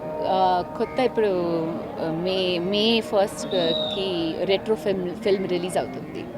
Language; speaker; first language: Telugu; non-native, local second language; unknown